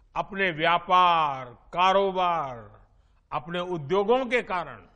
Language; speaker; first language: Hindi; non-native, local second language; Gujarati